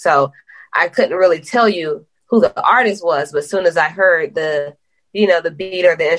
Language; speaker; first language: English; native; English